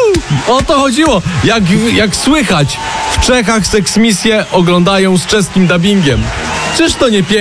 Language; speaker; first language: Polish; native; Polish